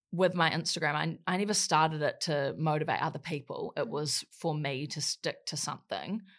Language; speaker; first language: English; native; English